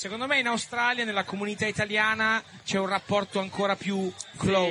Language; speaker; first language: Italian; native; Italian